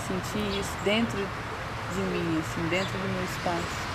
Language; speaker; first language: Portuguese; native; Portuguese